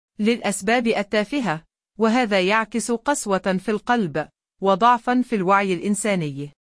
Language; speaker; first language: Arabic; non-native, learner; Uzbek